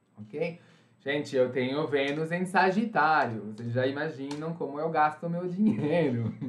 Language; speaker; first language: Portuguese; non-native, fluent; French